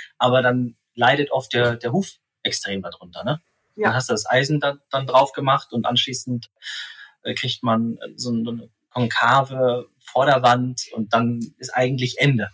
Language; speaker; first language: German; native; German